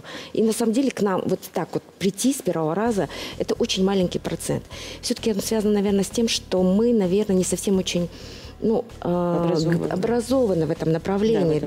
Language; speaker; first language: Russian; native; Russian